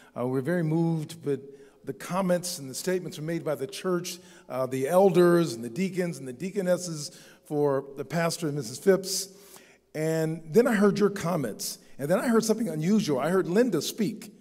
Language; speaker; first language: English; native; English